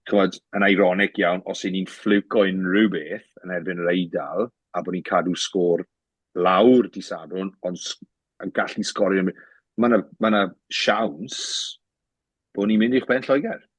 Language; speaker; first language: Welsh; native; Welsh